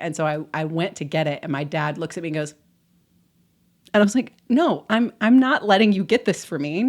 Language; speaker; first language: English; native; English